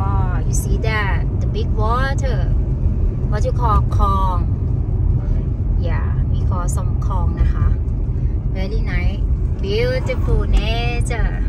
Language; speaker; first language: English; non-native, learner; Thai